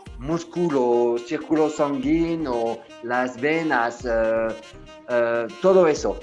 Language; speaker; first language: Spanish; non-native, learner; French